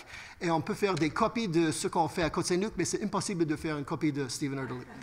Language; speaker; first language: French; non-native, local second language; English